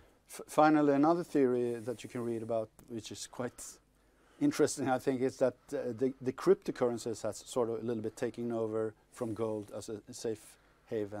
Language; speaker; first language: English; non-native, fluent; Swedish